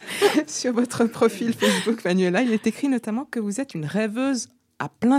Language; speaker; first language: French; native; French